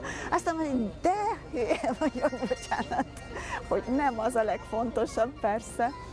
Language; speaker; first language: Hungarian; non-native, fluent; Bulgarian